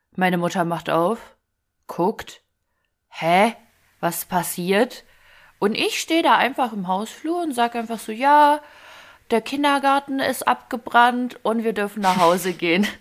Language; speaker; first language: German; early bilingual, other home language; Ukrainian